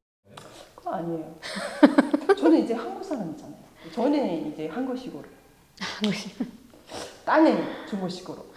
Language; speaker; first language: Korean; non-native, fluent; Chinese